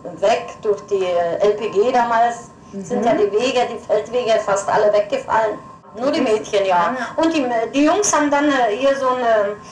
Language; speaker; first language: German; non-native, local second language; Upper Sorbian